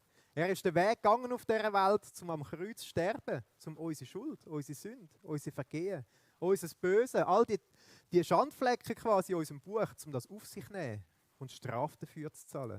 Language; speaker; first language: German; native; German